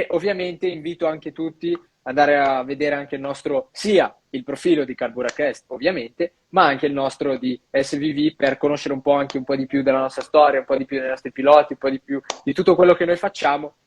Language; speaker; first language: Italian; non-native, fluent; Portuguese